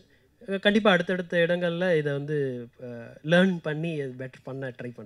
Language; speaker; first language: Tamil; native; Tamil